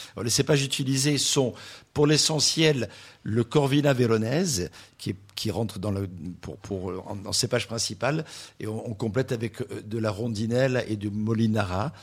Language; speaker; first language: French; native; French